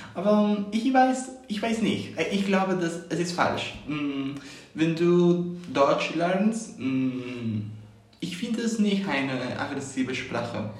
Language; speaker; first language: German; non-native, learner; Spanish